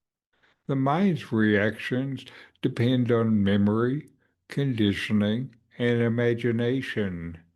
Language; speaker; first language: English; native; English